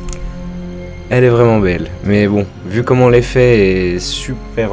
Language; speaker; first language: French; native; French